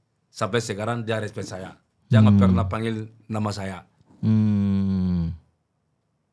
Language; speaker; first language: Indonesian; non-native, learner; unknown